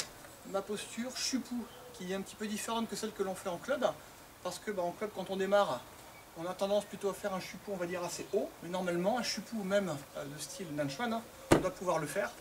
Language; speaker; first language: French; native; French